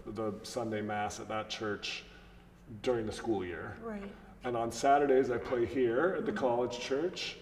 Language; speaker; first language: English; native; English